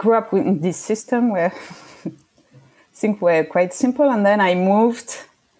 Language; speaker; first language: English; non-native, fluent; French